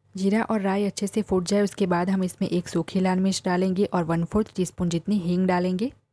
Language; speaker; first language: Hindi; non-native, local second language; Gujarati